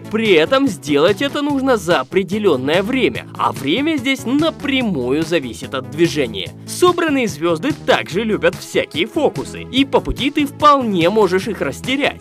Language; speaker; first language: Russian; native; Russian